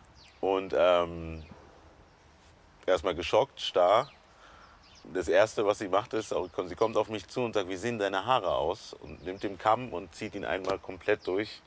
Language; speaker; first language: German; early bilingual, other home language; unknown